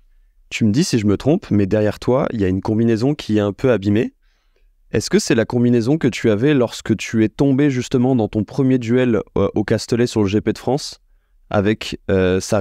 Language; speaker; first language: French; native; French